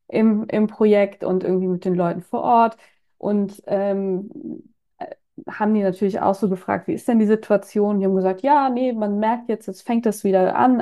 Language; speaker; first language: German; native; German